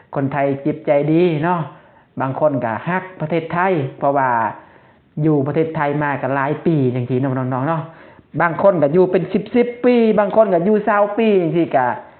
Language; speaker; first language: Lao; native; Lao